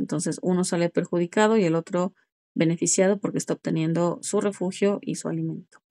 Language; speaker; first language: Spanish; native; Spanish